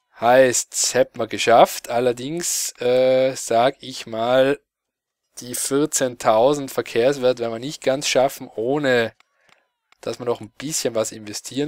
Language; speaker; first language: German; native; German